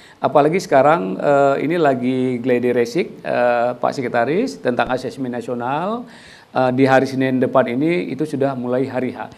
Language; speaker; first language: Indonesian; native; Indonesian